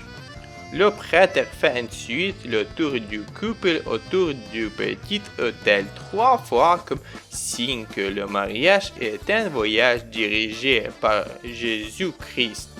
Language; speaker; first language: French; non-native, fluent; Ukrainian